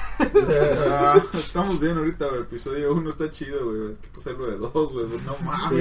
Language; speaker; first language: Spanish; native; Spanish